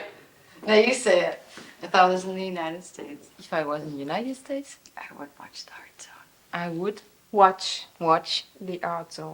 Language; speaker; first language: English; non-native, learner; French